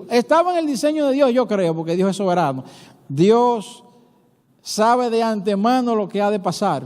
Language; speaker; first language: Spanish; native; Spanish